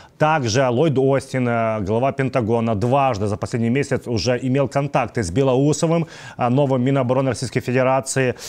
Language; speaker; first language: Russian; non-native, local second language; Ukrainian